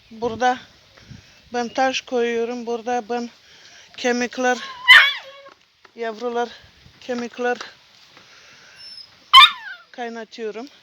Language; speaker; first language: Turkish; non-native, learner; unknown